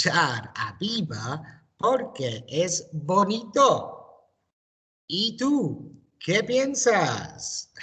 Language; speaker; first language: Spanish; non-native, learner; English